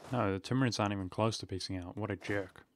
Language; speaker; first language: English; native; English